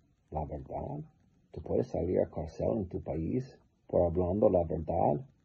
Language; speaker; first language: Spanish; non-native, learner; English